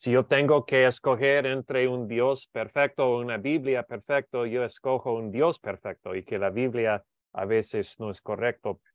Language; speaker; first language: Spanish; non-native, learner; English